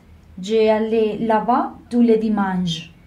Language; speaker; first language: French; non-native, learner; Spanish